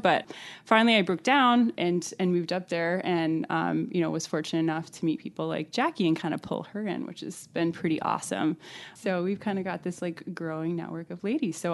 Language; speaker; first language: English; native; English